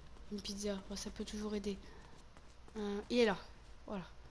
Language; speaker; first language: French; native; French